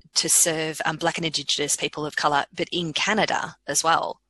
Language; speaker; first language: English; native; English